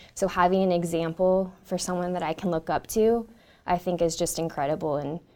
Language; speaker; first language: English; native; English